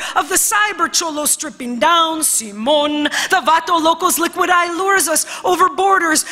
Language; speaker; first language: English; early bilingual, other home language; Spanish